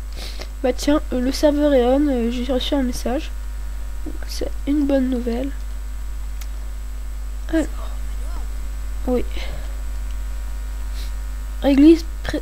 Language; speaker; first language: French; native; French